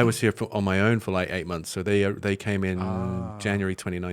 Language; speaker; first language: English; native; English